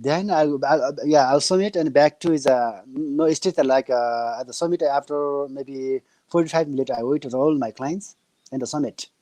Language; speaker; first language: English; non-native, learner; Nepali